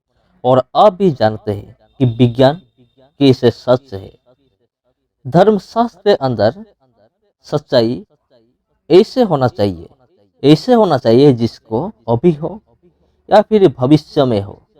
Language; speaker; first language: Hindi; non-native, local second language; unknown